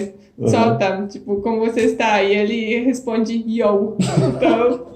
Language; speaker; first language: Portuguese; non-native, fluent; Polish